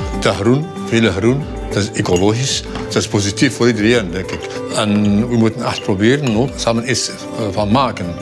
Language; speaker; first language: Dutch; non-native, fluent; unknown